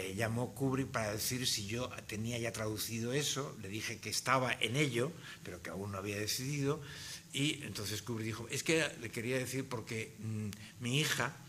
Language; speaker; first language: Spanish; native; Spanish